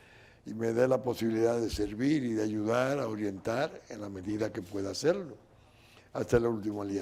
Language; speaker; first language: Spanish; native; Spanish